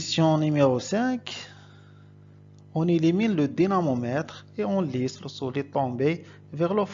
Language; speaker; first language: French; non-native, local second language; Arabic